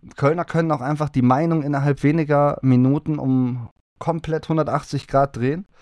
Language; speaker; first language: German; non-native, fluent; Spanish